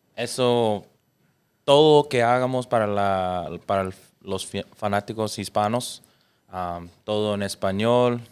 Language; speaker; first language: Spanish; early bilingual, other home language; English